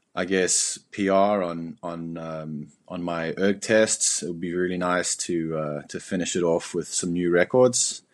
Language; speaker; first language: English; native; English